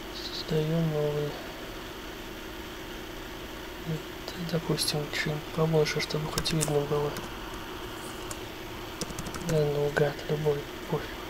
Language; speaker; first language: Russian; native; Russian